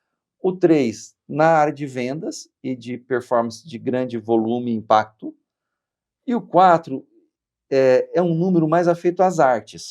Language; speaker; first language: Portuguese; native; Portuguese